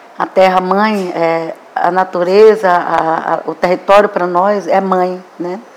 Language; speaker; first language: Portuguese; non-native, local second language; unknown